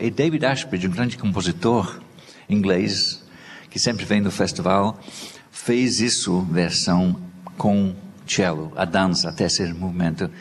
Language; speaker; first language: Portuguese; non-native, fluent; English